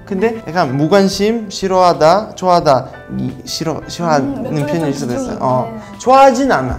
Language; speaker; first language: Korean; non-native, learner; Portuguese